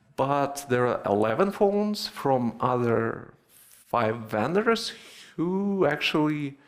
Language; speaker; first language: English; non-native, fluent; Russian